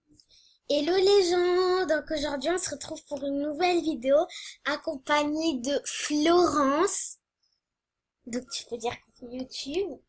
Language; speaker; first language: French; native; French